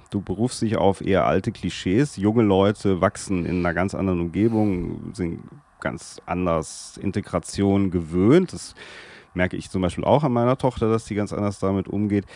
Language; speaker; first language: German; native; German